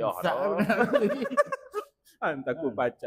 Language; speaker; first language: Malay; native; Malay